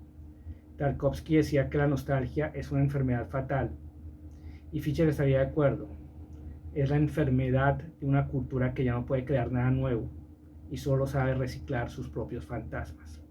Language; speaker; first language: Spanish; native; Spanish